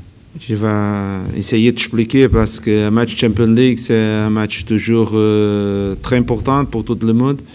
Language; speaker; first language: French; non-native, learner; Portuguese